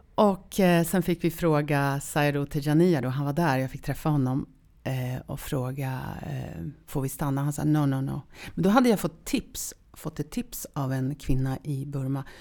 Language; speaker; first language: Swedish; early bilingual, other home language; Polish